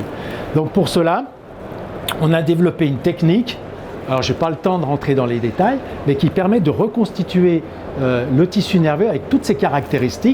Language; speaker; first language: French; native; French